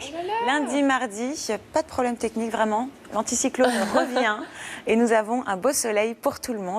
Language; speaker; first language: French; native; French